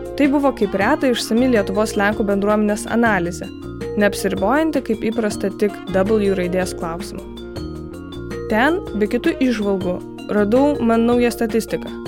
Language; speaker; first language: Lithuanian; non-native, local second language; Polish